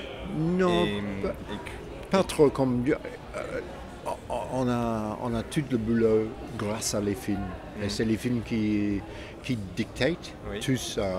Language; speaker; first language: French; non-native, fluent; English